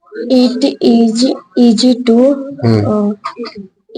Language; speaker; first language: English; non-native, learner; Hindi